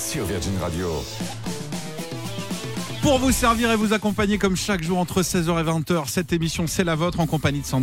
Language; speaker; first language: French; native; French